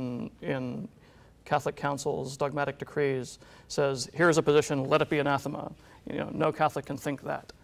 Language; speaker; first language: English; native; English